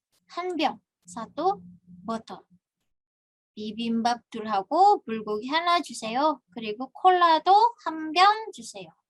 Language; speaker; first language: Korean; non-native, fluent; Indonesian